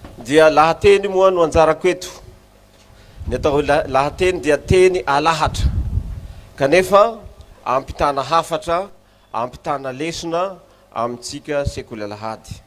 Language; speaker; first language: Malagasy; native; Malagasy